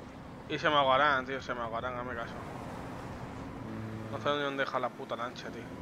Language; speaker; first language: Spanish; native; Spanish